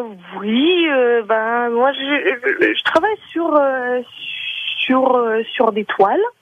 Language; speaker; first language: French; non-native, fluent; Ukrainian